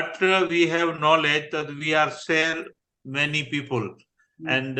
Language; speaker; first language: English; non-native, learner; Gujarati